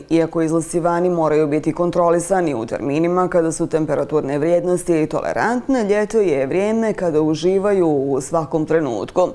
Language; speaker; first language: Bosnian; native; Bosnian